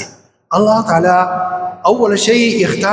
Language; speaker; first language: Arabic; non-native, fluent; Chinese